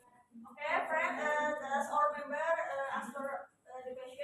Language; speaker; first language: English; non-native, learner; Indonesian